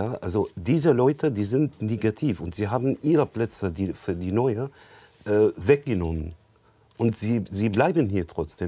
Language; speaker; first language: German; non-native, learner; Arabic